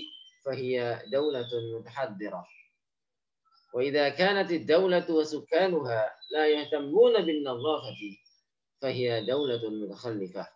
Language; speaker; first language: Arabic; non-native, fluent; Indonesian